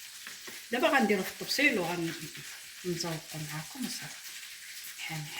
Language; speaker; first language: Arabic; native; Arabic